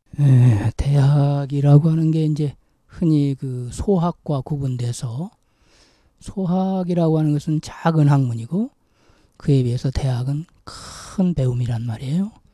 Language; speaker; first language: Korean; native; Korean